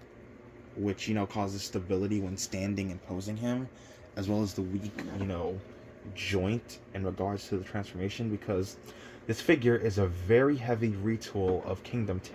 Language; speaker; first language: English; native; English